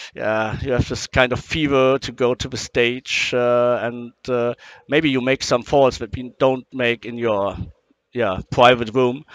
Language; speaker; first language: English; non-native, fluent; German